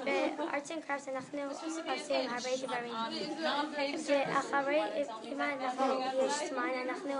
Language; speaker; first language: Hebrew; non-native, learner; English